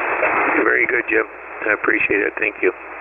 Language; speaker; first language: English; native; English